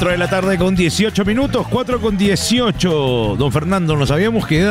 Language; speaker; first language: Spanish; native; Spanish